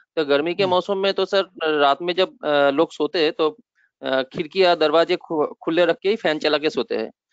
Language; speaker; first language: Hindi; native; Hindi